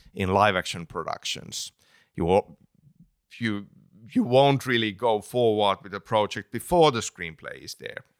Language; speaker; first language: English; non-native, fluent; Finnish